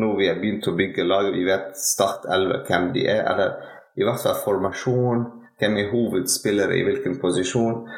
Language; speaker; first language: Norwegian; non-native, fluent; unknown